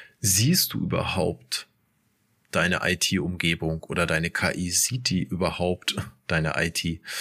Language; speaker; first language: German; native; German